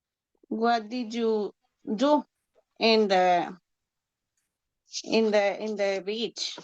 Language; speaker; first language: English; non-native, learner; Spanish